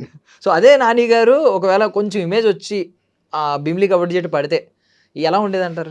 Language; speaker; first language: Telugu; native; Telugu